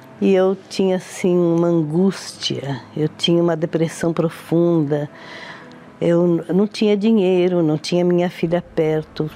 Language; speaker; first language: Portuguese; early bilingual, other home language; Italian